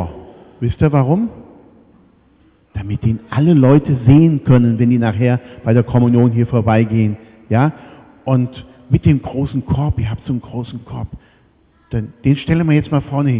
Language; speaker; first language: German; native; German